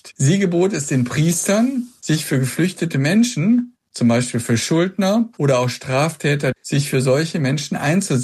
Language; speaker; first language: German; native; German